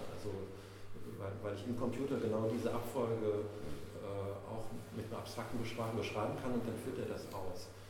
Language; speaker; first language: German; native; German